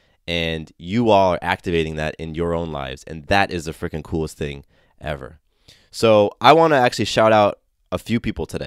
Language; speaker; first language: English; native; English